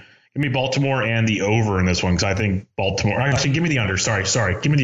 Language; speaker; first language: English; native; English